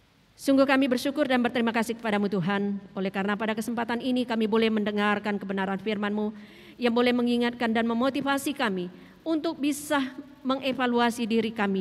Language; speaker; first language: Indonesian; native; Indonesian